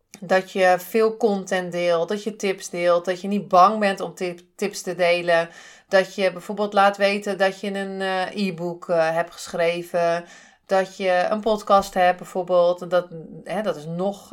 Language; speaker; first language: Dutch; native; Dutch